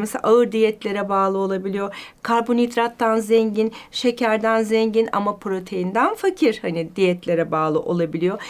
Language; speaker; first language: Turkish; native; Turkish